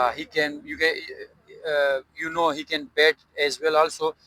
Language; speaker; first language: English; non-native, local second language; Urdu